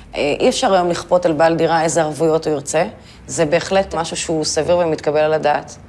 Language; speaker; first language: Hebrew; native; Hebrew